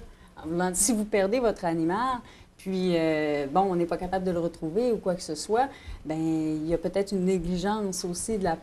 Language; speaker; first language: French; native; French